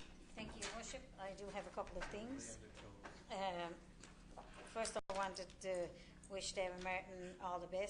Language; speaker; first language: English; native; English